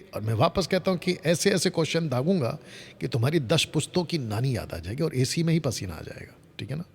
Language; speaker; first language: Hindi; non-native, local second language; Telugu